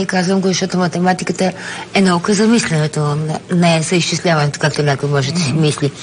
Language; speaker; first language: Bulgarian; native; Bulgarian